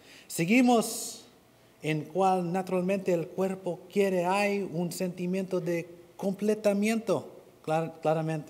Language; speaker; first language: Spanish; non-native, fluent; English